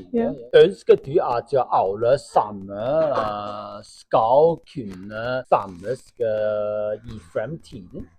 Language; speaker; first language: Norwegian; non-native, learner; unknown